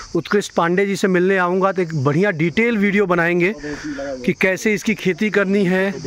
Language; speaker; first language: Hindi; native; Hindi